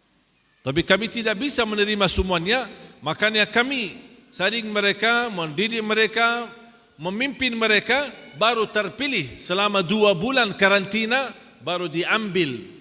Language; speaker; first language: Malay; non-native, fluent; Arabic